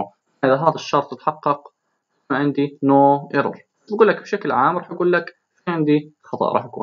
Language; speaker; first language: Arabic; native; Arabic